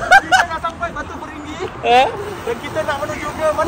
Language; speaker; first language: Malay; native; Malay